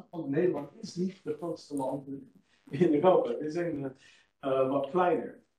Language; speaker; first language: Dutch; non-native, fluent; English